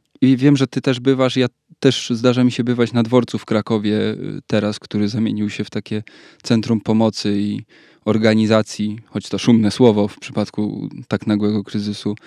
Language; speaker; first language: Polish; native; Polish